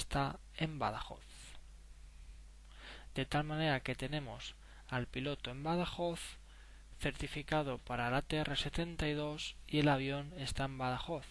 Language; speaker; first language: Spanish; native; Spanish